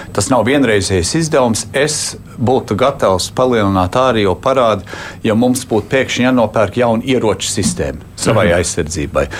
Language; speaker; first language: Latvian; early bilingual, heritage; Latvian